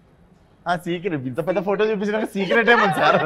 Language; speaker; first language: Telugu; native; Telugu